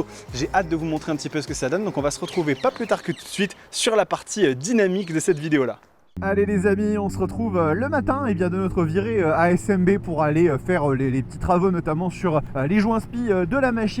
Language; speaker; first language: French; native; French